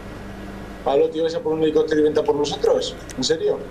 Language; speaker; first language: Spanish; native; Spanish